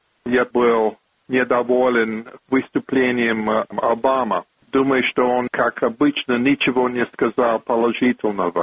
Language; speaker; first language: Russian; non-native, fluent; English